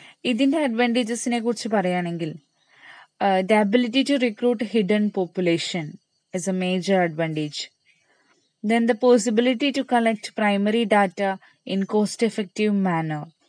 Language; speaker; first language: English; non-native, local second language; Malayalam